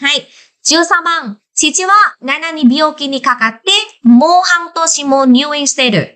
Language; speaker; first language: Japanese; non-native, fluent; Vietnamese